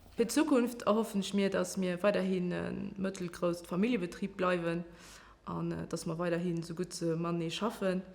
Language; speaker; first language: Luxembourgish; early bilingual, other home language; Portuguese